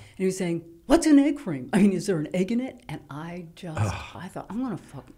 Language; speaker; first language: English; native; English